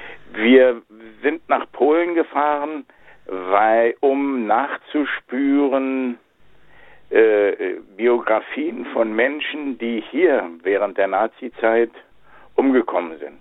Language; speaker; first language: German; native; German